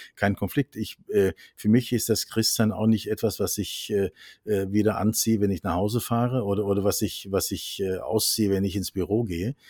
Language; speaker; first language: German; non-native, fluent; Norwegian